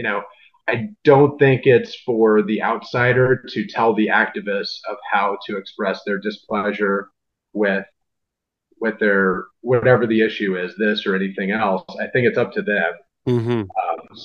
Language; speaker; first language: English; native; English